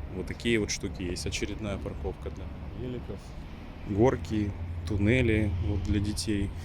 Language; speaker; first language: Ukrainian; non-native, local second language; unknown